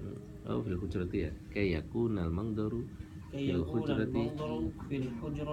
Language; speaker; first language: Arabic; non-native, learner; Indonesian